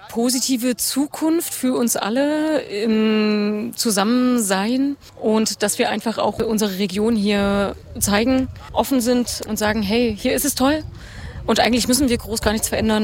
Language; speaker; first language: German; native; German